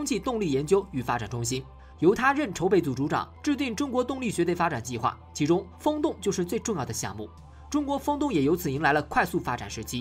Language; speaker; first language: Chinese; native; Chinese